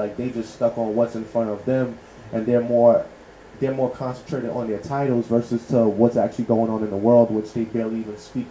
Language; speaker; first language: English; native; English